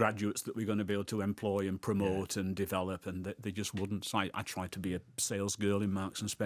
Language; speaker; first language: English; native; English